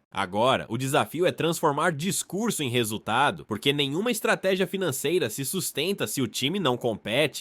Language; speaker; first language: Portuguese; native; Portuguese